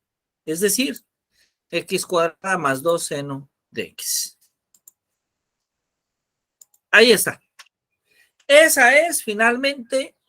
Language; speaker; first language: Spanish; native; Spanish